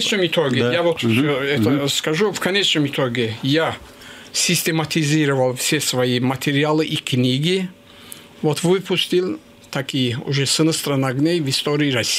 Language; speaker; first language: Russian; non-native, local second language; Azerbaijani